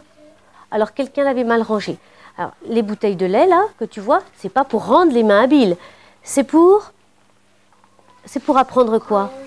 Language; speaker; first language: French; native; French